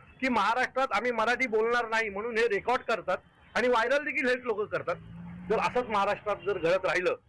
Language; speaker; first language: Marathi; native; Marathi